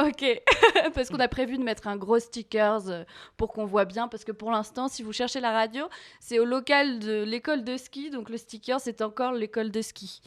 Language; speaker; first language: French; native; French